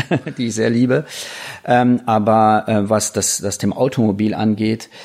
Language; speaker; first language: German; non-native, fluent; French